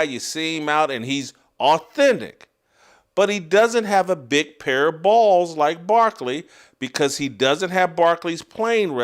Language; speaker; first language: English; native; English